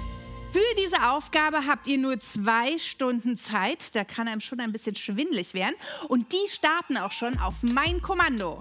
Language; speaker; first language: German; native; German